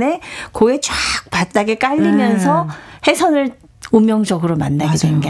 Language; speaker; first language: Korean; native; Korean